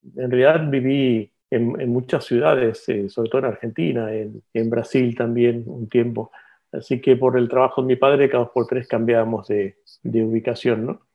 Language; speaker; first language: Spanish; native; Spanish